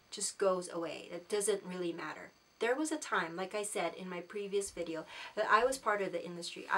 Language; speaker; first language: English; non-native, local second language; Filipino